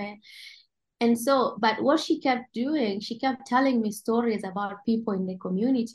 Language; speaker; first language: English; non-native, local second language; Kalenjin